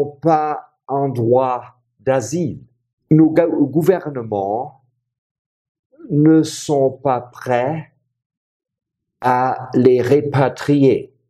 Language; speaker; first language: French; non-native, fluent; German